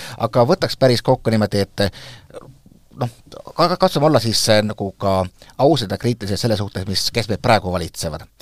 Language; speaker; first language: Estonian; native; Estonian